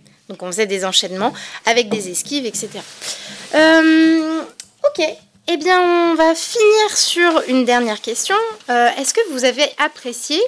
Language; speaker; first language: French; native; French